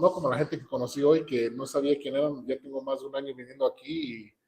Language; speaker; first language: Spanish; early bilingual, other home language; English